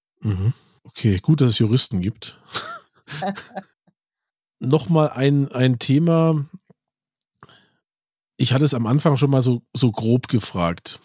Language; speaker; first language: German; native; German